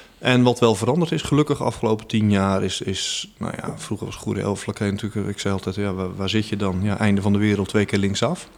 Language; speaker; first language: Dutch; native; Dutch